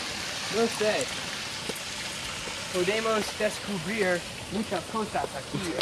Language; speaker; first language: Spanish; non-native, learner; English